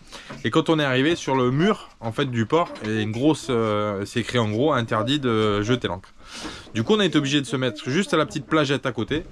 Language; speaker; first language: French; native; French